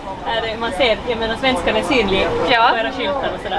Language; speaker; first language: Swedish; native; Swedish